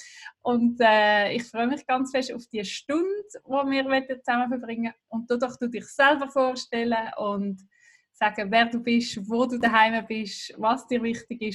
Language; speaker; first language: German; native; German